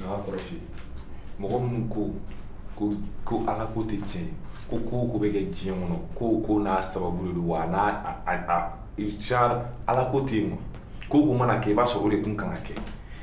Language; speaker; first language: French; non-native, local second language; Bambara